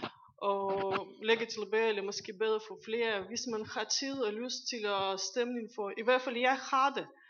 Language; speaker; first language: Danish; non-native, fluent; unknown